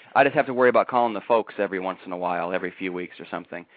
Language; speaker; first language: English; native; English